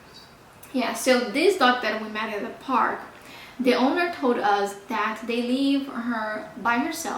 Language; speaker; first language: English; non-native, fluent; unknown